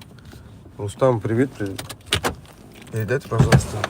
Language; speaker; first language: Russian; non-native, fluent; Tajik